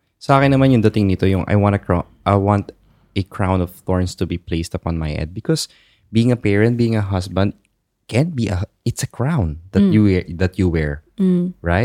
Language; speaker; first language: English; non-native, local second language; Filipino